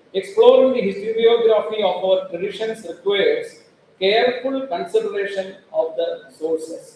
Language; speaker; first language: English; non-native, local second language; Malayalam